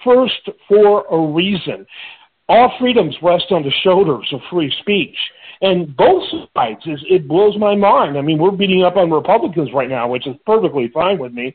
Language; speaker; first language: English; native; English